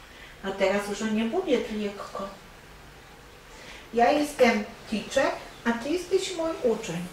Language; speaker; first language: Polish; non-native, learner; Russian